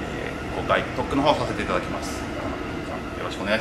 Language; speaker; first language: Japanese; native; Japanese